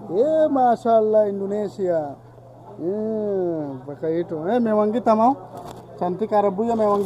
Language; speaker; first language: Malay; non-native, learner; Arabic